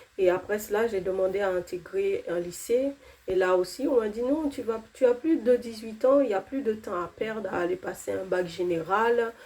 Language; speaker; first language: French; non-native, local second language; Haitian Creole